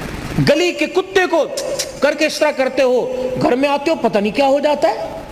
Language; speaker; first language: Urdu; non-native, local second language; Punjabi